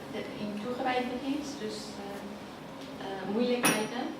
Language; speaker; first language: Dutch; non-native, learner; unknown